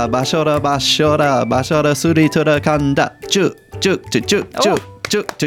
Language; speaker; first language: Korean; non-native, fluent; English